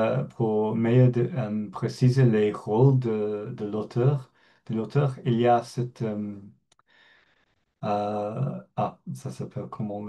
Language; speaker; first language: French; non-native, fluent; English